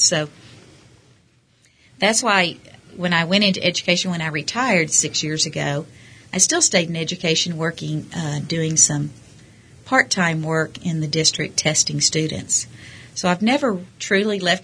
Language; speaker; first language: English; native; English